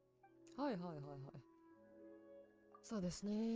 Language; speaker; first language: Japanese; non-native, learner; Russian